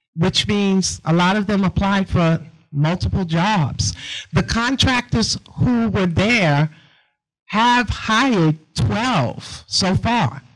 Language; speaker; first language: English; native; English